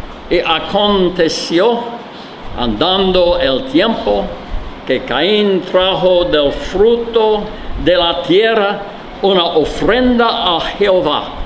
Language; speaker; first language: Spanish; non-native, learner; English